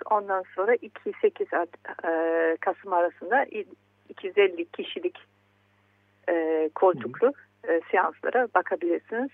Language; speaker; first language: Turkish; non-native, fluent; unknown